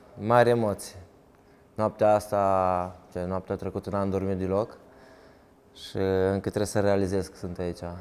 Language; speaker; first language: Romanian; early bilingual, heritage; Romanian